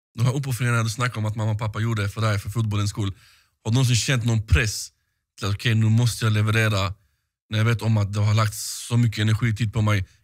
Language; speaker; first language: Swedish; early bilingual, other home language; Arabic